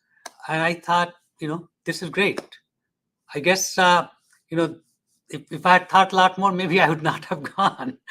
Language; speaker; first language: English; non-native, fluent; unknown